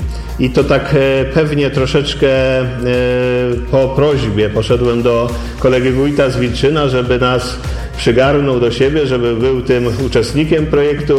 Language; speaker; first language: Polish; native; Polish